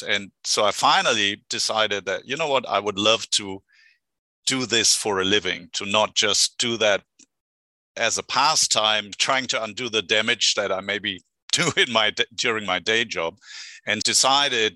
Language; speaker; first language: English; non-native, fluent; German